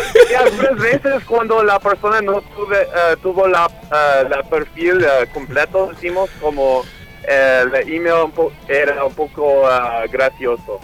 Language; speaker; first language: Spanish; non-native, learner; English